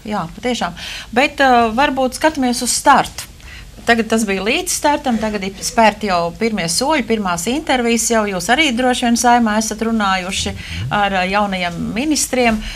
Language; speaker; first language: Latvian; native; Latvian